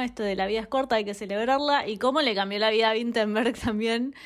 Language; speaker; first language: Spanish; native; Spanish